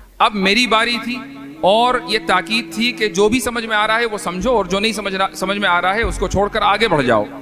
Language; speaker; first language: Urdu; native; Urdu